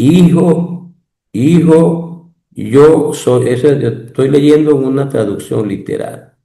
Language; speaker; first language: Spanish; non-native, local second language; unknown